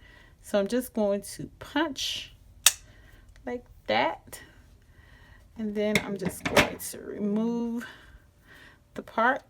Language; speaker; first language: English; native; English